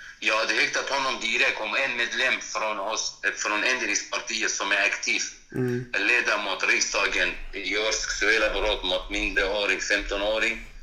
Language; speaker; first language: Swedish; non-native, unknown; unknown